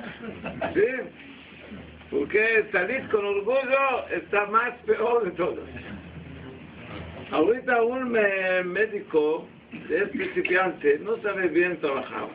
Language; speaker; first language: Spanish; non-native, learner; Hebrew